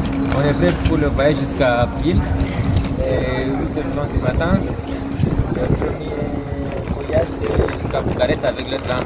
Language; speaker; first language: French; non-native, fluent; Romanian